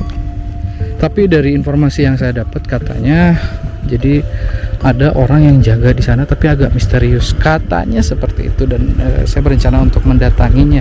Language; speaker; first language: Indonesian; non-native, local second language; Sundanese